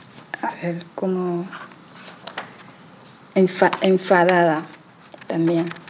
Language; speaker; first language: Spanish; non-native, learner; Chinese